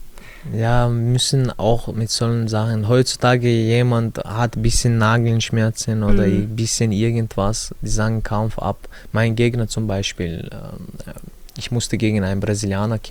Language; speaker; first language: German; non-native, learner; Chechen